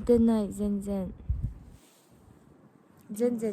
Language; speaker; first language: Japanese; non-native, learner; Mizo